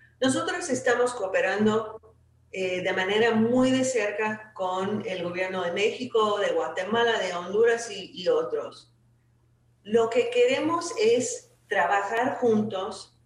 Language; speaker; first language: Spanish; non-native, fluent; English